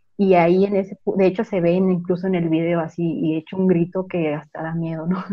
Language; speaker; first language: Spanish; native; Spanish